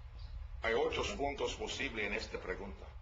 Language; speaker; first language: Spanish; non-native, learner; English